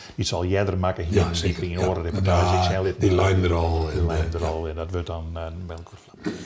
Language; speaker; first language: Dutch; native; Dutch